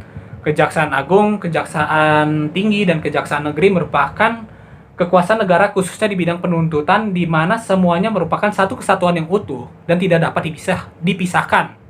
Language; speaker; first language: Indonesian; native; Indonesian